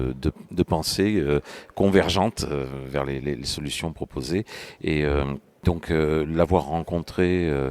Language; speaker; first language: French; native; French